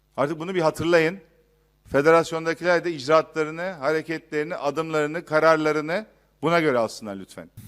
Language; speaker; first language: Turkish; native; Turkish